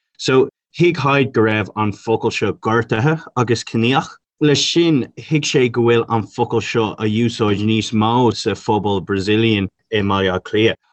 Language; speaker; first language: Irish; non-native, local second language; English